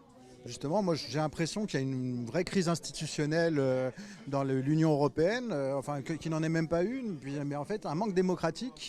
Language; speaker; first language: French; native; French